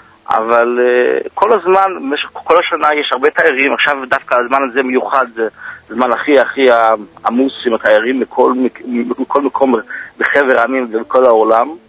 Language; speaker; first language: Hebrew; early bilingual, heritage; Hebrew